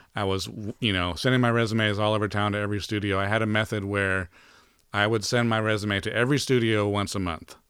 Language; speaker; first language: English; native; English